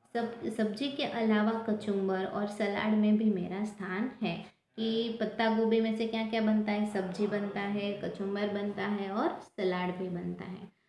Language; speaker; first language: Hindi; non-native, local second language; Gujarati